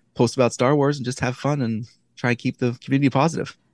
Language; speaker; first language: English; native; English